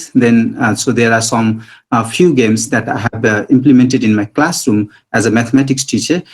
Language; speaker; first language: English; non-native, local second language; Nepali